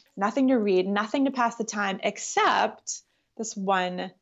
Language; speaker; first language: English; native; English